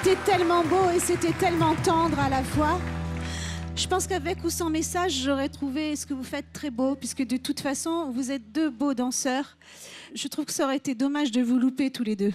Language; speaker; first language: French; native; French